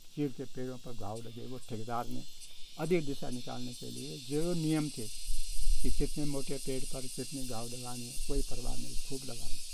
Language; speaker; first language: Hindi; native; Hindi